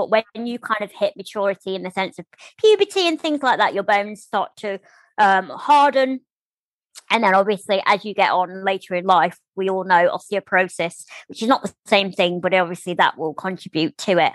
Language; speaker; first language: English; native; English